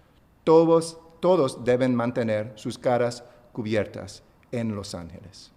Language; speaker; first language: Spanish; non-native, fluent; English